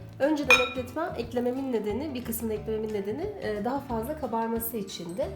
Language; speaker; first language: Turkish; native; Turkish